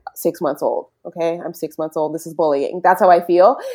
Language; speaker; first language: English; native; English